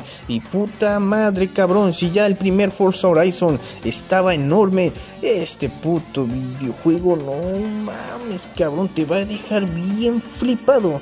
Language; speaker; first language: Spanish; native; Spanish